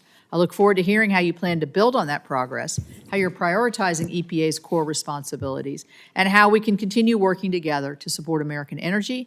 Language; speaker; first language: English; native; English